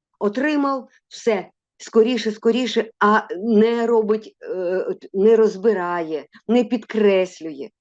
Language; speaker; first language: Ukrainian; non-native, local second language; Russian